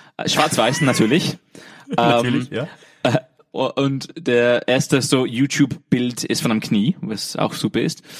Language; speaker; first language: German; non-native, fluent; English